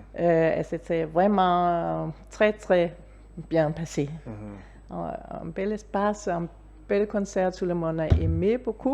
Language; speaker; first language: French; non-native, fluent; Danish